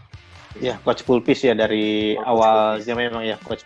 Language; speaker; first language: Indonesian; native; Indonesian